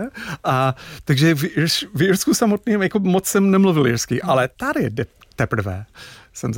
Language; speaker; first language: Czech; non-native, fluent; English